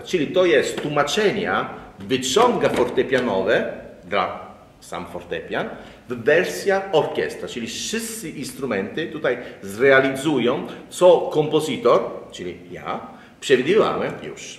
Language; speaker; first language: Polish; non-native, learner; Italian